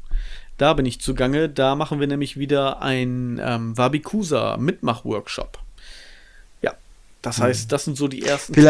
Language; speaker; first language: German; native; German